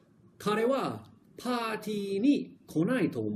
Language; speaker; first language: Japanese; non-native, fluent; English